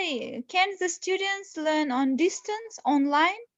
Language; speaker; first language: English; non-native, learner; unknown